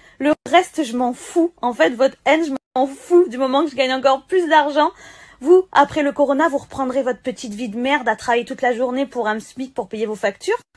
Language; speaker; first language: French; native; French